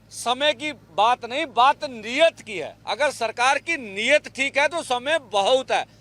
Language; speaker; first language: Hindi; non-native, local second language; Punjabi